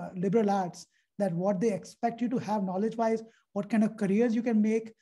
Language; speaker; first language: English; non-native, local second language; Hindi